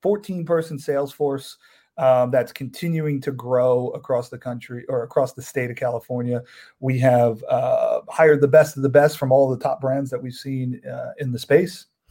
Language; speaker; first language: English; native; English